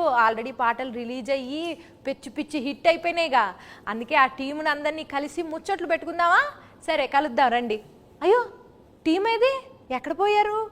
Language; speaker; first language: Telugu; native; Telugu